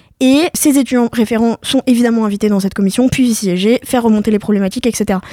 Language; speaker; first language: French; native; French